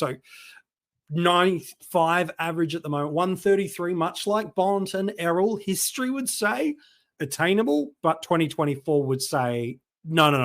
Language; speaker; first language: English; native; English